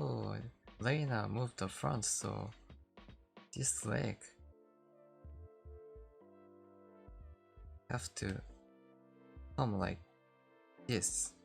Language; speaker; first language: English; non-native, learner; Korean